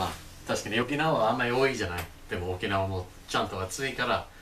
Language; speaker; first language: Japanese; non-native, fluent; English